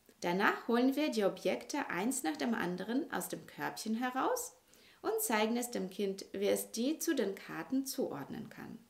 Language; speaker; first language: German; non-native, fluent; Russian